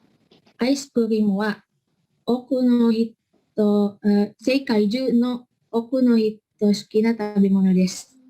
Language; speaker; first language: Japanese; non-native, learner; Indonesian